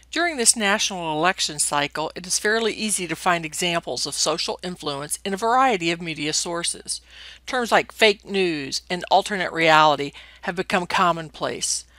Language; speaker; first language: English; native; English